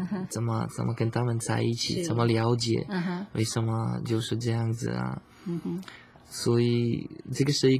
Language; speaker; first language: Chinese; non-native, fluent; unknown